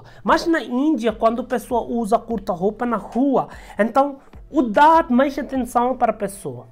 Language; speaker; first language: Portuguese; non-native, learner; Hindi